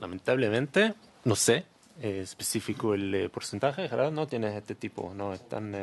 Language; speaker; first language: Spanish; non-native, learner; Hebrew